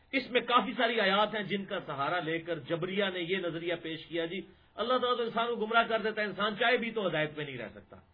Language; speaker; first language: Urdu; non-native, local second language; Punjabi